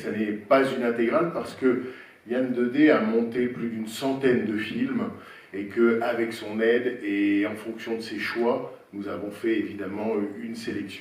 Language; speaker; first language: French; native; French